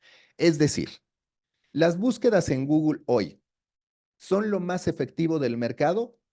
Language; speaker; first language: Spanish; native; Spanish